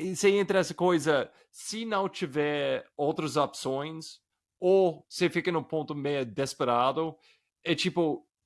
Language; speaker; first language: Portuguese; non-native, fluent; English